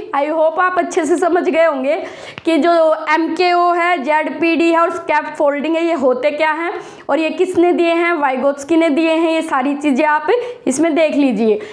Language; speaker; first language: Hindi; native; Hindi